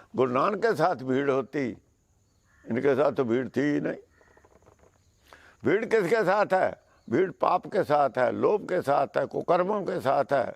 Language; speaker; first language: Hindi; non-native, local second language; Punjabi